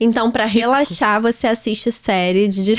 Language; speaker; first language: Portuguese; native; Portuguese